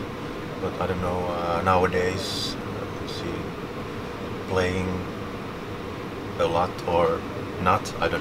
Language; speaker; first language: English; non-native, fluent; Finnish